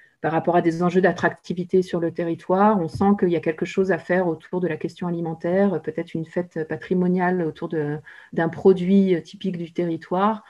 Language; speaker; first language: French; native; French